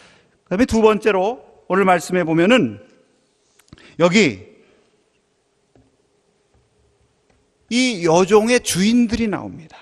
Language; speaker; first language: Korean; native; Korean